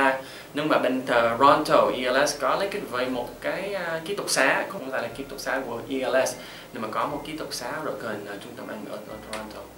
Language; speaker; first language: Vietnamese; non-native, fluent; English